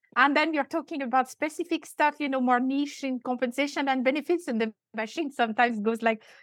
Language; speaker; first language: English; non-native, fluent; French